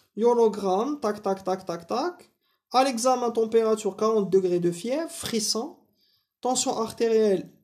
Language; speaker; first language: French; non-native, local second language; Arabic